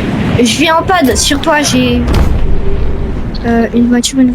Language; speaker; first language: French; native; French